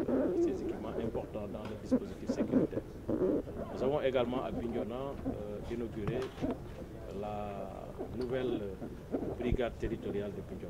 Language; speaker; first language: French; non-native, local second language; Wolof